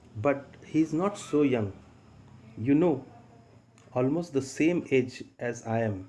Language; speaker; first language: English; non-native, local second language; Marathi